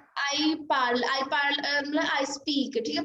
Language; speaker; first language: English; non-native, local second language; Hindi